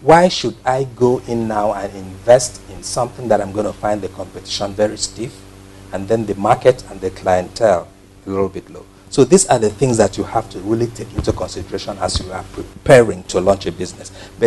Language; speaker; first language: English; non-native, local second language; Ibibio